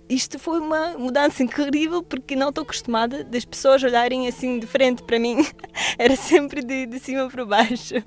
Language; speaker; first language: Portuguese; non-native, fluent; Russian